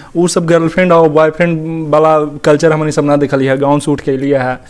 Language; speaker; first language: Hindi; native; Hindi